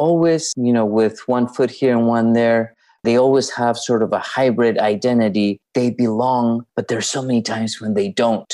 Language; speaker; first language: English; non-native, fluent; Spanish